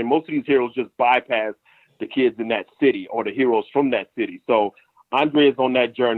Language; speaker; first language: English; native; English